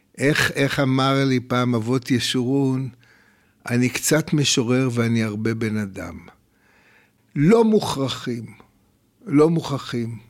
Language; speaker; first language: Hebrew; native; Hebrew